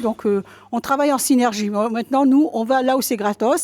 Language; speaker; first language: French; native; French